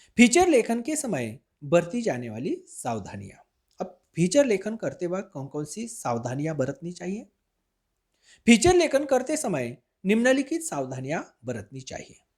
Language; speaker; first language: Hindi; non-native, local second language; Marathi